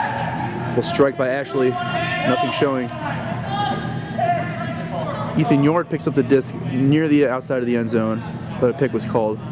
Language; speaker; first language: English; native; English